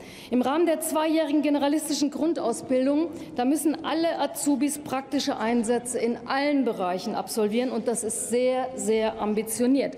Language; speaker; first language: German; native; German